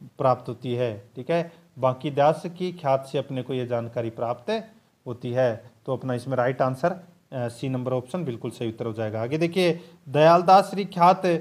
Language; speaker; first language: Hindi; native; Hindi